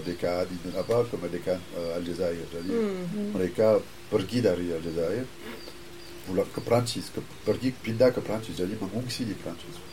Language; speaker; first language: Indonesian; non-native, fluent; French